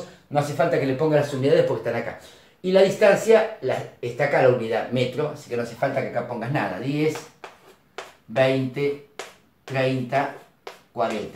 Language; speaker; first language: Spanish; native; Spanish